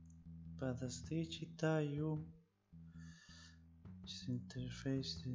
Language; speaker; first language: Russian; non-native, learner; Spanish